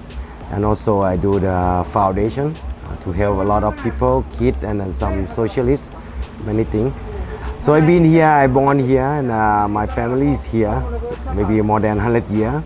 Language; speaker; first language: English; non-native, fluent; Thai